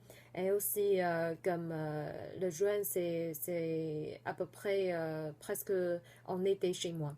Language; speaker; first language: French; non-native, fluent; Chinese